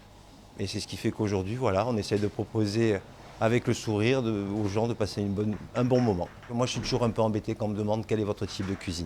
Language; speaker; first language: French; native; French